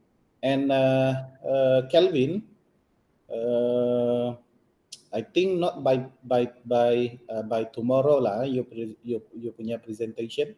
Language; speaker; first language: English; non-native, local second language; Malay